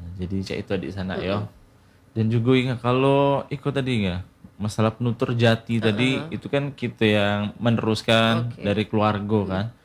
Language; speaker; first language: Indonesian; native; Indonesian